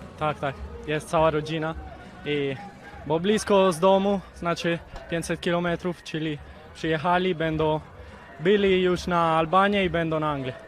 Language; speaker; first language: Polish; early bilingual, heritage; Polish